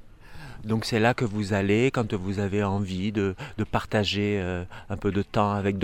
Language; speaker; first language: French; native; French